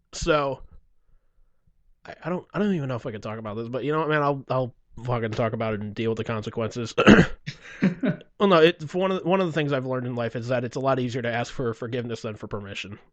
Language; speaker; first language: English; native; English